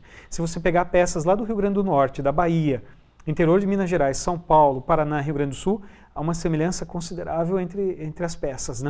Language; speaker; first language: Portuguese; native; Portuguese